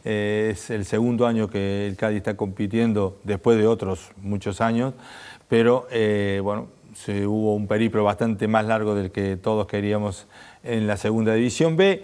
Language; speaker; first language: Spanish; native; Spanish